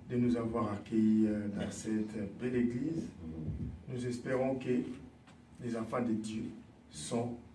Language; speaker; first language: French; non-native, local second language; Lingala